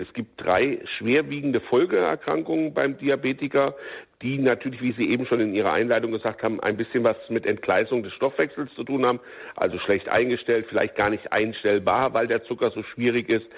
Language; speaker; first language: German; native; German